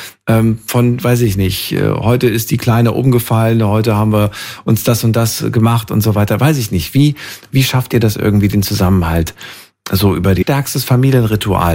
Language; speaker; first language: German; native; German